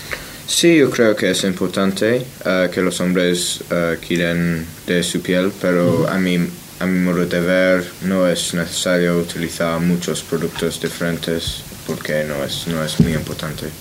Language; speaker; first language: Spanish; non-native, learner; English